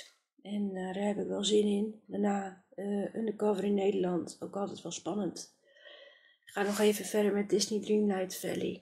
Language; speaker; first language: Dutch; native; Dutch